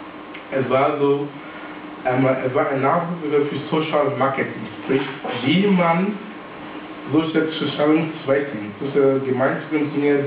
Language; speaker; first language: German; non-native, fluent; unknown